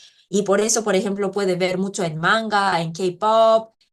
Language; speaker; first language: Spanish; non-native, fluent; Korean